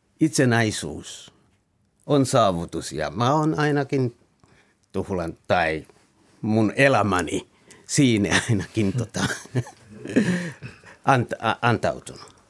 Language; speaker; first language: Finnish; non-native, fluent; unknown